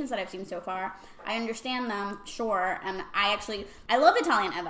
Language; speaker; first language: English; non-native, fluent; Spanish